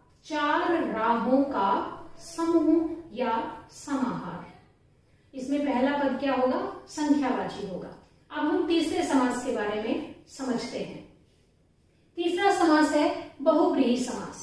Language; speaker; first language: Hindi; native; Hindi